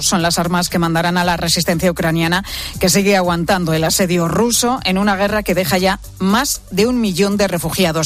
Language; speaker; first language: Spanish; native; Spanish